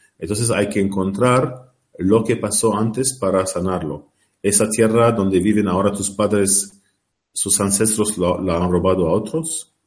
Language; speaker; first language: Spanish; non-native, learner; Arabic